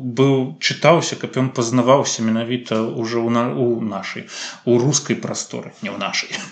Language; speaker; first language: Belarusian; native; Belarusian